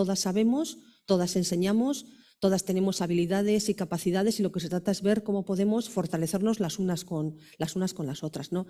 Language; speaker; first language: Spanish; native; Spanish